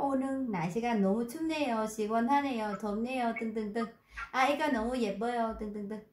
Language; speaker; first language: Korean; non-native, fluent; Vietnamese